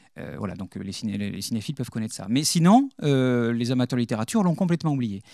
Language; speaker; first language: French; native; French